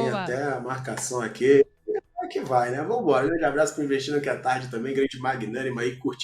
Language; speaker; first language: Portuguese; native; Portuguese